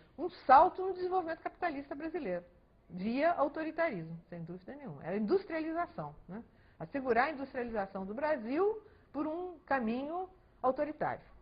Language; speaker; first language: Portuguese; early bilingual, other home language; Spanish